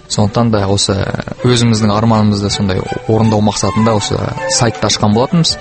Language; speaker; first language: Kazakh; native; Kazakh